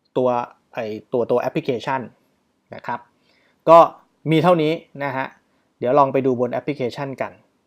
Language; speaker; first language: Thai; native; Thai